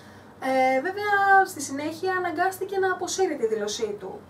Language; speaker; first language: Greek; native; Greek